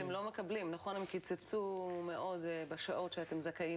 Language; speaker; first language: Hebrew; native; Hebrew